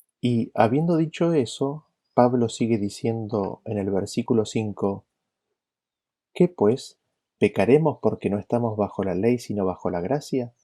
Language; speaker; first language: Spanish; native; Spanish